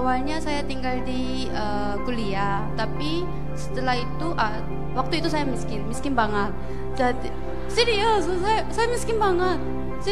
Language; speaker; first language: Indonesian; non-native, fluent; Korean